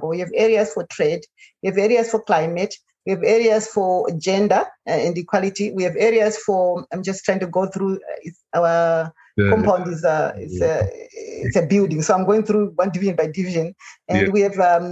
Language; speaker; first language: English; non-native, local second language; Shona